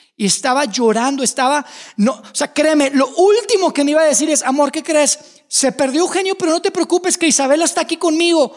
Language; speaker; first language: Spanish; native; Spanish